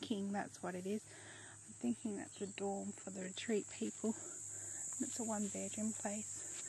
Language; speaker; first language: English; native; English